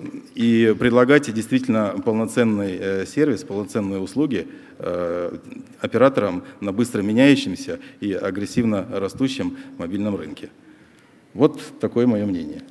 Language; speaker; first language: Russian; native; Russian